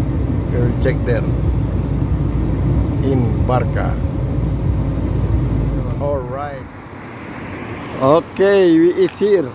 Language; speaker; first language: English; non-native, learner; Filipino